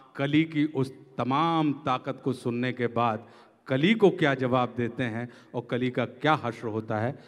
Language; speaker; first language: Hindi; native; Hindi